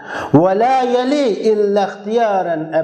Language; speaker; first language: Arabic; non-native, fluent; Uzbek